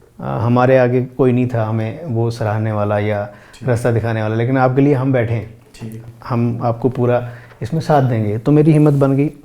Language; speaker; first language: Hindi; non-native, local second language; Pahari-Potwari